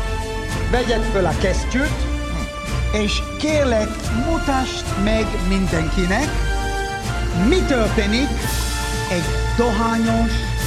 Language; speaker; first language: Hungarian; early bilingual, heritage; Hebrew